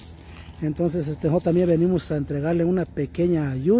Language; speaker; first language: Spanish; native; Spanish